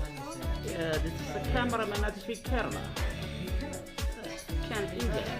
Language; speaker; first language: English; non-native, learner; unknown